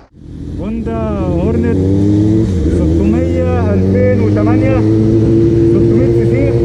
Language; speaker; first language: Arabic; native; Arabic